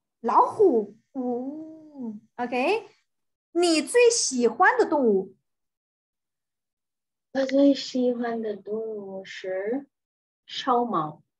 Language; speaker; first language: Chinese; non-native, fluent; English